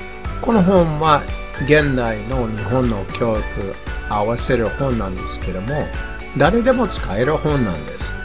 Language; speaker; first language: Japanese; non-native, fluent; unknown